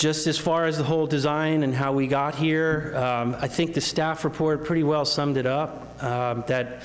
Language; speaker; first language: English; native; English